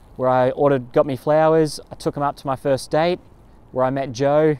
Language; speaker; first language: English; native; English